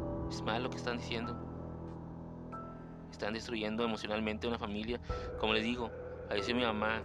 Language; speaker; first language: Spanish; native; Spanish